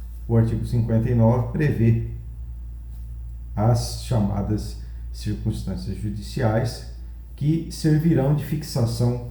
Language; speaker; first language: Portuguese; native; Portuguese